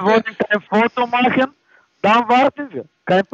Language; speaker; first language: German; non-native, fluent; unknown